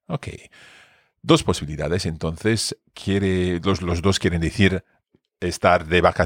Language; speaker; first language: Spanish; non-native, fluent; English